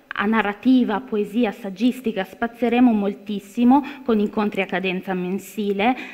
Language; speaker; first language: Italian; native; Italian